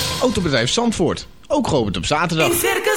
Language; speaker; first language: Dutch; native; Dutch